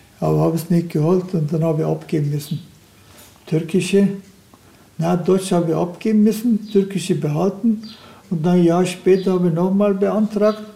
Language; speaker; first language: German; non-native, learner; Turkish